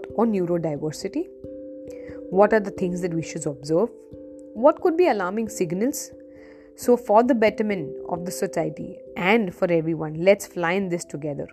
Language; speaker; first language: English; non-native, local second language; Hindi